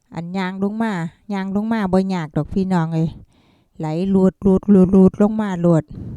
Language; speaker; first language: Thai; native; Thai